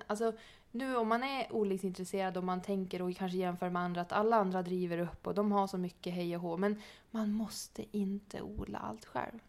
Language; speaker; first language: Swedish; native; Swedish